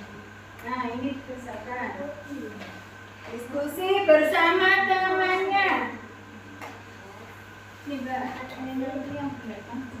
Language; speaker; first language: Indonesian; native; Indonesian